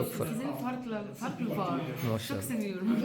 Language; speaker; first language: Turkish; non-native, learner; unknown